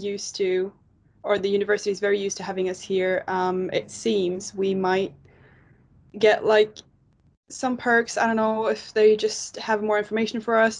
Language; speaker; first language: English; non-native, fluent; Norwegian